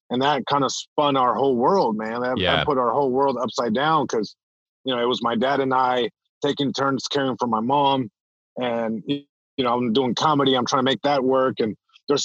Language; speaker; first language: English; early bilingual, other home language; Spanish